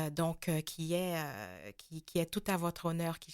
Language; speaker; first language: French; native; French